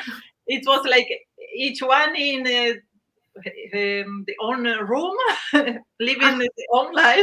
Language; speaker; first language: English; non-native, learner; Spanish